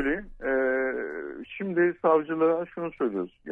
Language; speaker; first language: Turkish; native; Turkish